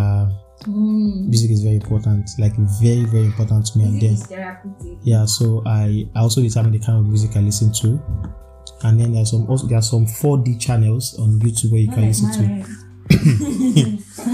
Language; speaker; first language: English; non-native, local second language; Yoruba